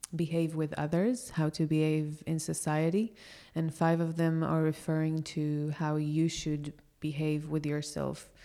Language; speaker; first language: English; non-native, fluent; Hebrew